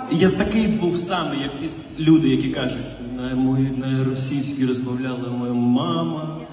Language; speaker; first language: Ukrainian; non-native, local second language; Russian